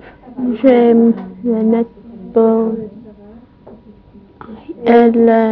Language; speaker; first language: French; non-native, learner; English